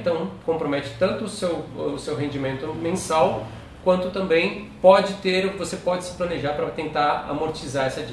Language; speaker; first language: Portuguese; native; Portuguese